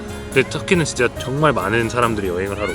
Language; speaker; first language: Korean; native; Korean